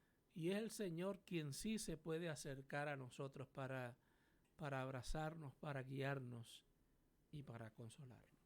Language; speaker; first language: Spanish; native; Spanish